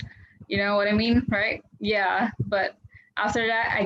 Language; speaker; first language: English; non-native, fluent; Thai